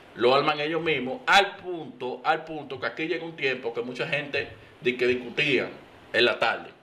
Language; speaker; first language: Spanish; native; Spanish